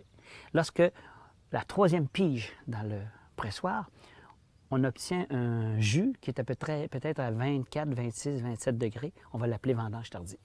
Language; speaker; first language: French; native; French